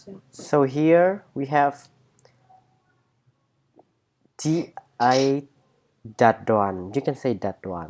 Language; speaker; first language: English; non-native, fluent; Vietnamese